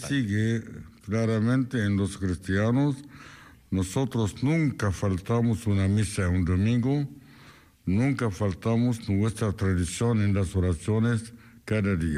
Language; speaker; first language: Spanish; non-native, fluent; Arabic